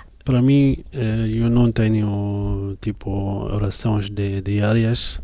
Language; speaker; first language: Portuguese; non-native, fluent; Arabic